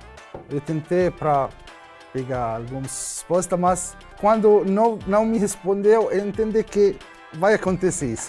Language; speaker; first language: Portuguese; non-native, learner; Arabic